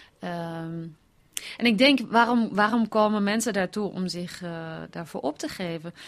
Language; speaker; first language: Dutch; native; Dutch